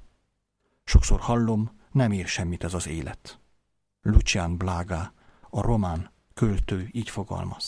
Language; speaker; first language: Hungarian; native; Hungarian